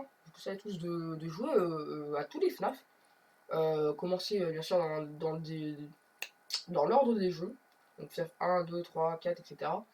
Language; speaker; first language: French; native; French